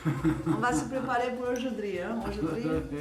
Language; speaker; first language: French; non-native, learner; Portuguese